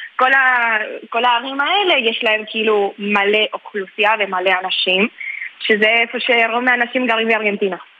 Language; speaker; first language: Hebrew; early bilingual, heritage; Spanish